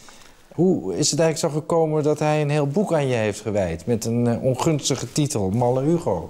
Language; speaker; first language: Dutch; native; Dutch